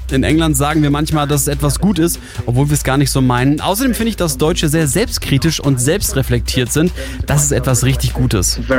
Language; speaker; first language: German; non-native, fluent; English